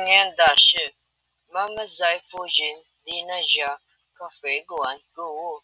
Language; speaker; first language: Chinese; non-native, learner; Filipino